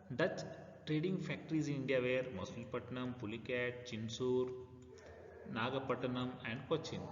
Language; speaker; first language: English; non-native, local second language; Kannada